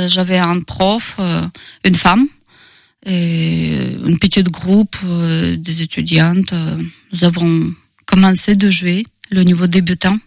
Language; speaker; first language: French; non-native, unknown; Russian